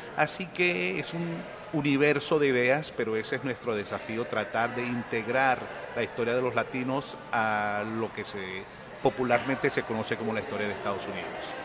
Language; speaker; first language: Spanish; native; Spanish